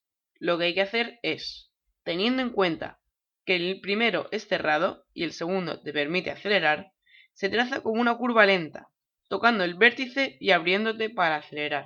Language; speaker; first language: Spanish; native; Spanish